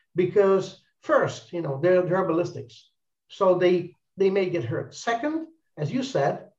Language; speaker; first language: English; non-native, fluent; Italian